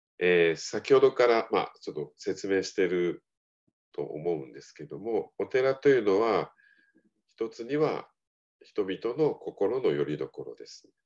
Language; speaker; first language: Japanese; native; Japanese